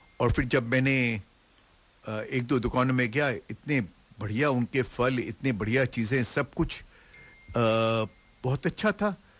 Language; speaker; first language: Hindi; native; Hindi